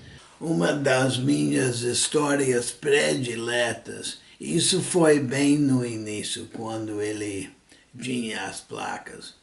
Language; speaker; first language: Portuguese; non-native, fluent; English